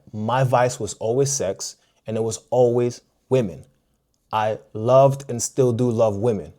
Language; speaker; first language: English; native; English